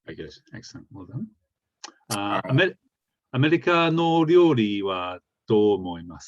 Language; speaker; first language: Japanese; non-native, fluent; English